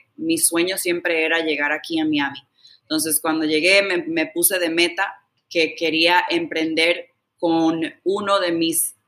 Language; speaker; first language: Spanish; early bilingual, heritage; Spanish